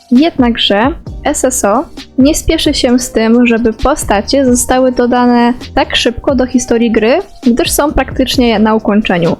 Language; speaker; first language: Polish; native; Polish